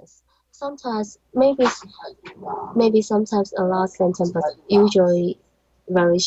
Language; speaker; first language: English; non-native, learner; Chinese